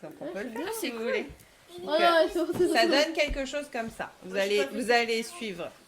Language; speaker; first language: French; native; French